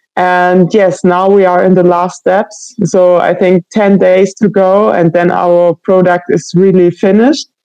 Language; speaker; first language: English; non-native, fluent; German